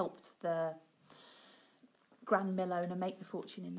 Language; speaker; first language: English; native; English